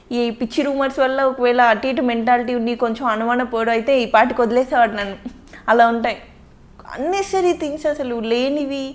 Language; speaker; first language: Telugu; native; Telugu